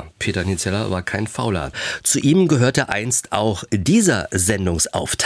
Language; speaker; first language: German; native; German